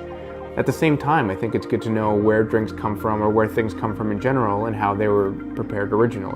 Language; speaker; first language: English; native; English